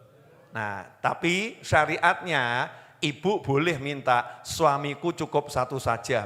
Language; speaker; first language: Indonesian; native; Indonesian